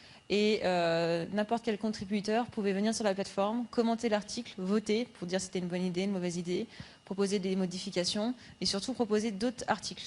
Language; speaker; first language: French; native; French